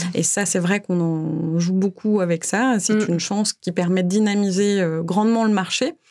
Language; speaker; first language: French; native; French